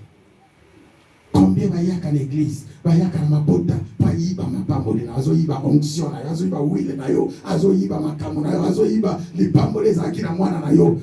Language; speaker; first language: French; non-native, local second language; Lingala